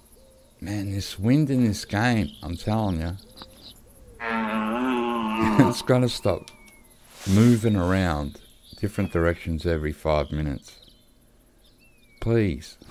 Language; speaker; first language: English; native; English